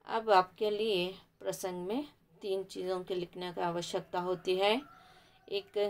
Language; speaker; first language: Hindi; non-native, local second language; Kannada